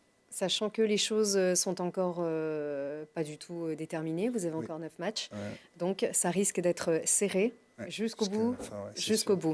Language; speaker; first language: French; native; French